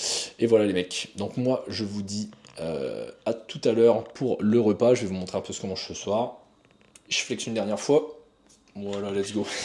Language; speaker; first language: French; native; French